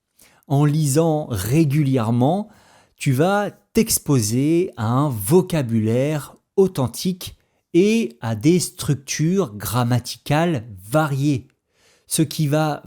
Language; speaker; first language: French; native; French